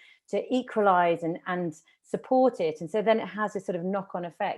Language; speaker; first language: English; native; English